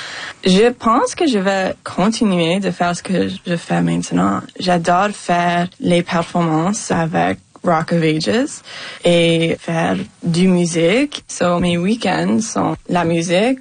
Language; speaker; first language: French; non-native, local second language; English